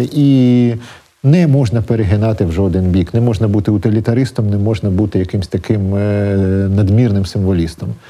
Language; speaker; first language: Ukrainian; native; Ukrainian